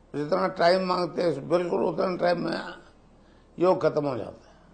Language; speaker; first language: Hindi; native; Hindi